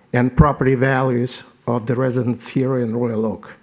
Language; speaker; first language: English; non-native, fluent; Ukrainian